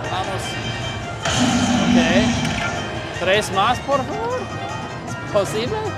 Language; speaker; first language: Spanish; non-native, learner; English